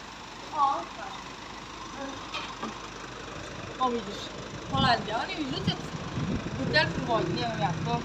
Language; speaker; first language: Polish; non-native, learner; Croatian